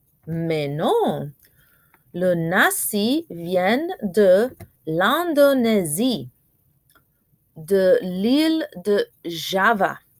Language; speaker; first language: French; non-native, fluent; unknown